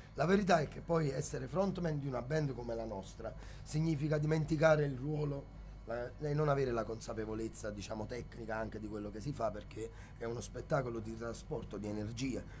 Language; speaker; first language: Italian; native; Italian